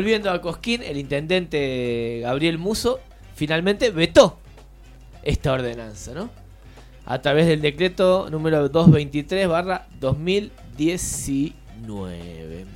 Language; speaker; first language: Spanish; native; Spanish